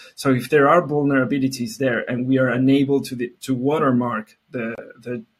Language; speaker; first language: English; non-native, fluent; Spanish